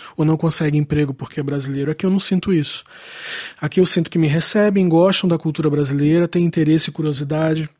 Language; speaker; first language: Portuguese; native; Portuguese